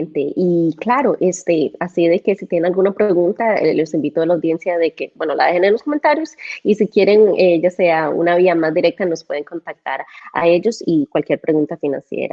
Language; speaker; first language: Spanish; native; Spanish